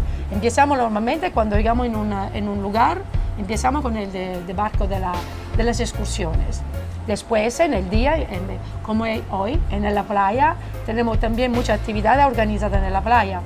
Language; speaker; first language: Spanish; non-native, fluent; Italian